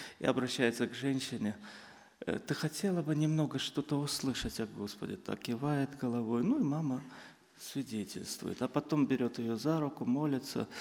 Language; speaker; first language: Russian; non-native, local second language; Azerbaijani